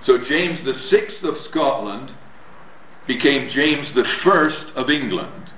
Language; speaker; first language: English; native; English